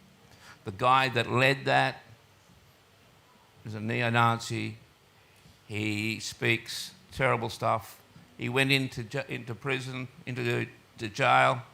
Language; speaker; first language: English; native; English